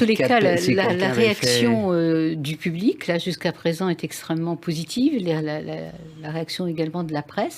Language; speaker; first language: French; native; French